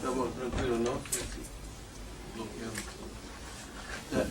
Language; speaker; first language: Portuguese; non-native, fluent; English